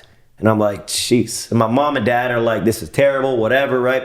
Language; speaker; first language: English; native; English